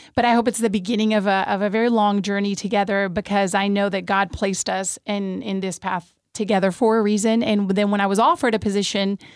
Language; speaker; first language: English; early bilingual, other home language; Spanish